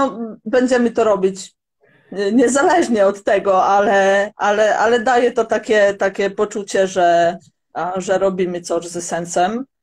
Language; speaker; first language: Polish; non-native, fluent; Croatian